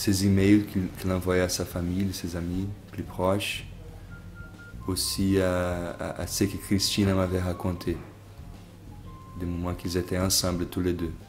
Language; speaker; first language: French; non-native, fluent; Portuguese